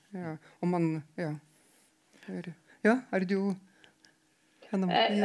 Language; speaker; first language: Norwegian; non-native, fluent; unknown